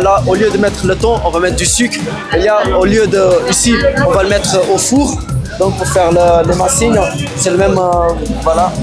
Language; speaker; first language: French; non-native, fluent; Kabuverdianu